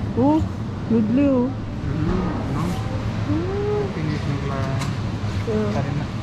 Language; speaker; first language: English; non-native, learner; Filipino